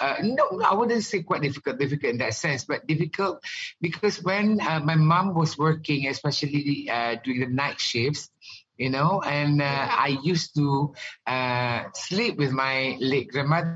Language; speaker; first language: English; non-native, local second language; Malay